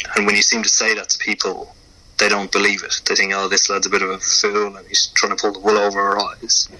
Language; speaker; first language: English; native; English